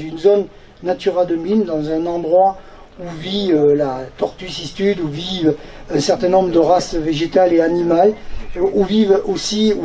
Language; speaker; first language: French; native; French